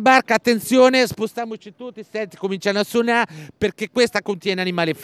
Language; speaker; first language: Italian; native; Italian